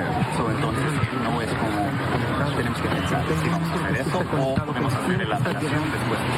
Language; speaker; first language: Spanish; early bilingual, heritage; Spanish